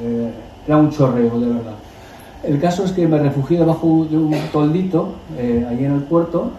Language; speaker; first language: Spanish; native; Spanish